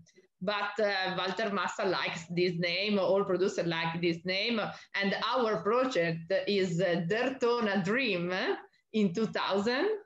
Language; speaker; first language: English; non-native, learner; Italian